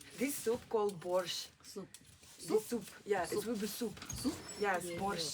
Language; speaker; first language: English; non-native, learner; Ukrainian